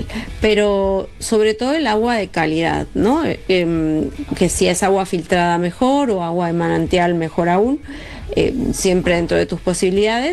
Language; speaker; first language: Spanish; native; Spanish